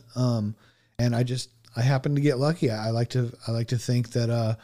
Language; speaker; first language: English; native; English